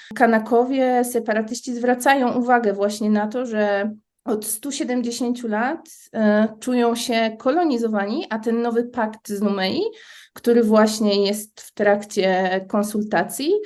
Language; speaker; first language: Polish; native; Polish